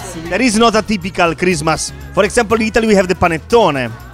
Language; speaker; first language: English; non-native, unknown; Italian